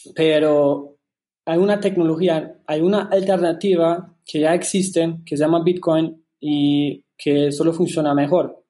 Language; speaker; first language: Spanish; non-native, fluent; German